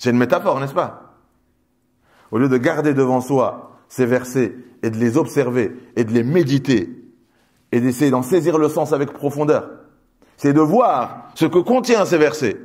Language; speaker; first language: French; native; French